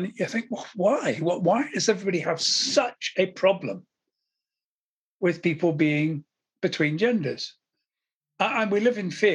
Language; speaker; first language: English; native; English